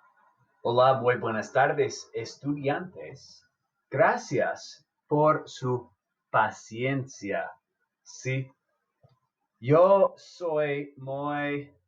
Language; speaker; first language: Spanish; non-native, fluent; English